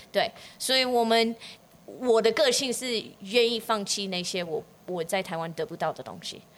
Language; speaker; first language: Chinese; non-native, fluent; English